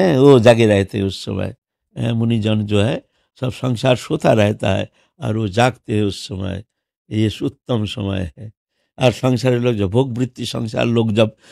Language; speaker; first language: Hindi; non-native, local second language; Bangla